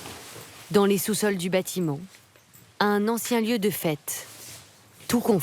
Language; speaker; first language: French; native; French